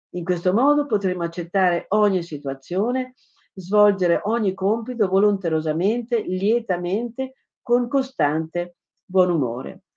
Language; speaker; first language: Italian; native; Italian